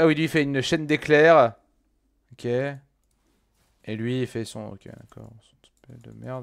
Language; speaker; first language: French; native; French